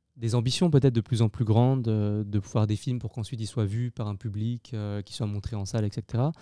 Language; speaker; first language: French; native; French